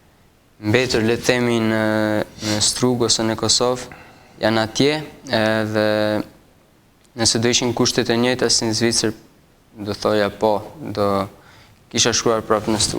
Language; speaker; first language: Albanian; early bilingual, heritage; Albanian